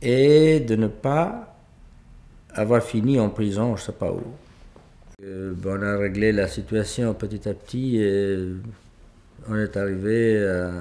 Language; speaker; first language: French; non-native, fluent; Albanian